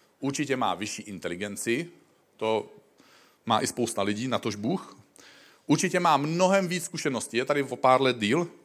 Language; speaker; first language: Czech; native; Czech